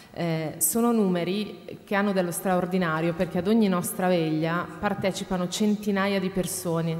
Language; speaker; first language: Italian; native; Italian